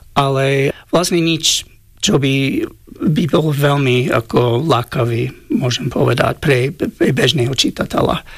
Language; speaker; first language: Slovak; non-native, fluent; English